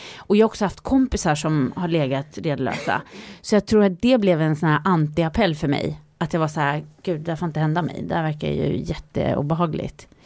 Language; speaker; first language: Swedish; native; Swedish